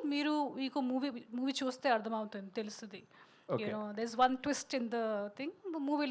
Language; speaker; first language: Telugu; non-native, local second language; Hindi